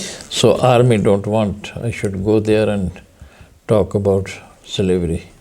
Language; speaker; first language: English; non-native, fluent; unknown